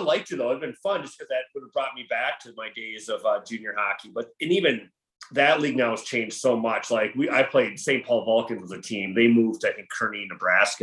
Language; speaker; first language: English; native; English